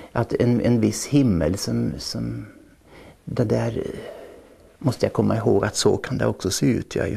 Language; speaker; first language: Swedish; native; Swedish